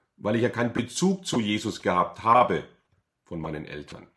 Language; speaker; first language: German; native; German